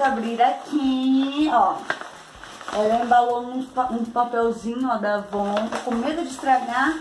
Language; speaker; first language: Portuguese; native; Portuguese